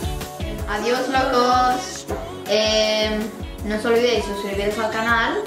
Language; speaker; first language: Spanish; early bilingual, heritage; English